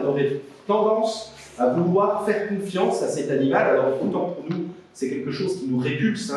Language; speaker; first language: French; native; French